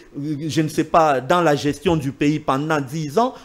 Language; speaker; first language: French; non-native, local second language; Swahili